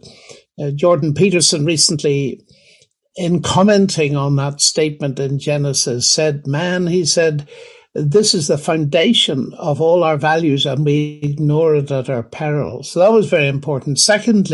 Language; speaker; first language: English; native; English